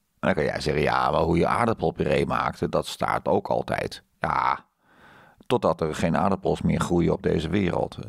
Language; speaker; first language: Dutch; native; Dutch